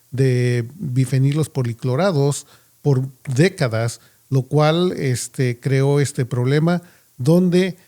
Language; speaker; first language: Spanish; native; Spanish